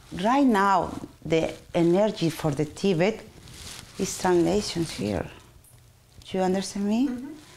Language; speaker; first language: English; non-native, learner; Spanish